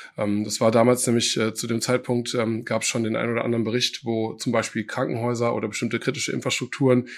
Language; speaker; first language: German; early bilingual, other home language; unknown